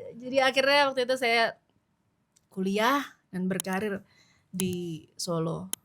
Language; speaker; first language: Indonesian; native; Indonesian